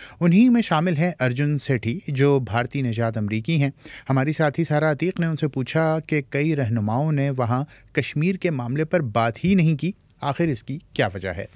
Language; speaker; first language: Urdu; native; Urdu